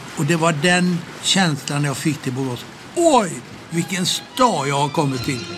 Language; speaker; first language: Swedish; native; Swedish